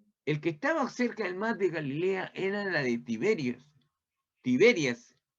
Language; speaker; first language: Spanish; native; Spanish